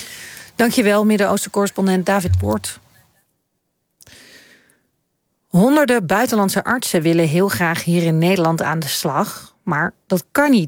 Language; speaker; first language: Dutch; native; Dutch